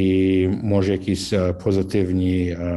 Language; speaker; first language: Ukrainian; early bilingual, heritage; English